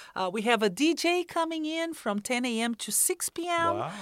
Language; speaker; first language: English; non-native, fluent; Portuguese